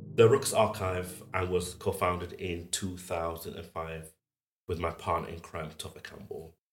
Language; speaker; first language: English; native; English